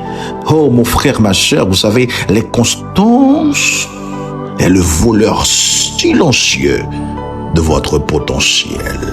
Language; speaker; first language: French; non-native, local second language; Haitian Creole